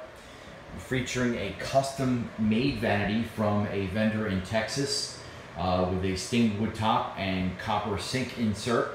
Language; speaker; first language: English; native; English